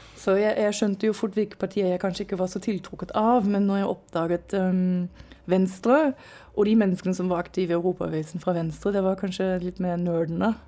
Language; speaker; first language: Norwegian; non-native, fluent; German